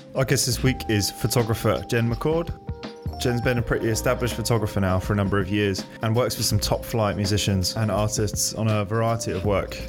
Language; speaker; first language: English; native; English